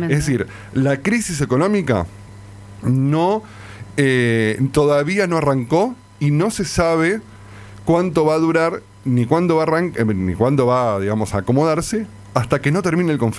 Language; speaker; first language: Spanish; native; Spanish